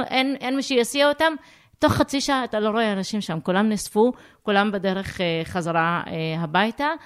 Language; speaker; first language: Hebrew; non-native, local second language; Arabic